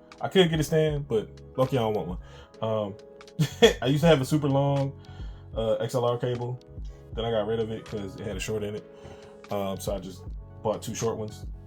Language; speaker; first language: English; native; English